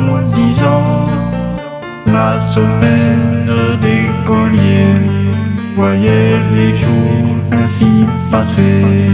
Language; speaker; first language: French; native; French